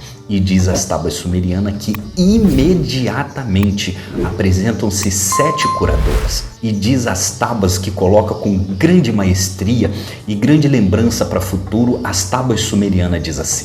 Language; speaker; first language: Portuguese; native; Portuguese